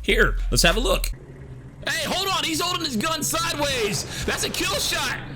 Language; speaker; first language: English; native; English